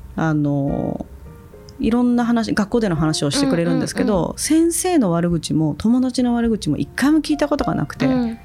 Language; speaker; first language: Japanese; native; Japanese